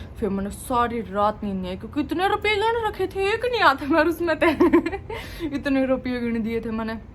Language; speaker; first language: Hindi; native; Hindi